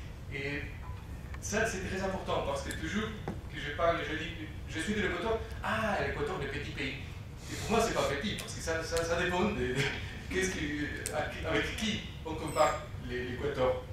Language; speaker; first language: French; non-native, fluent; Spanish